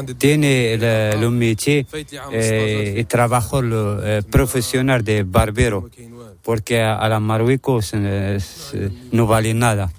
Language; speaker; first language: Spanish; non-native, learner; Arabic